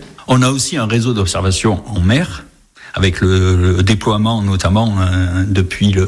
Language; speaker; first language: French; native; French